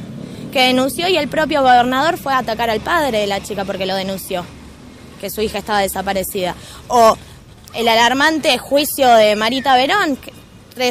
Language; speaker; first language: Spanish; native; Spanish